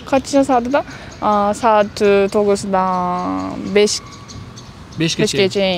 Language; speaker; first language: Kyrgyz; non-native, learner; Japanese